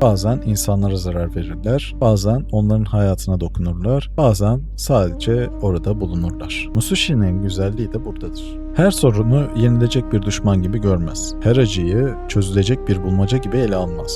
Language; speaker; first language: Turkish; native; Turkish